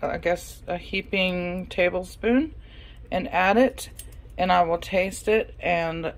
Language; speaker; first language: English; native; English